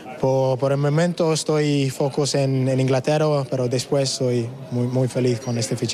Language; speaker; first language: Spanish; non-native, learner; English